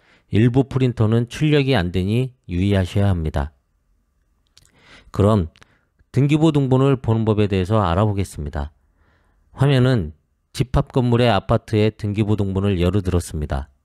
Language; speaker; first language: Korean; native; Korean